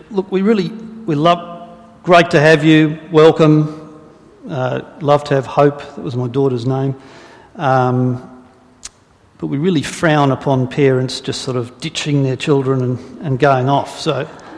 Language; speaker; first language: English; native; English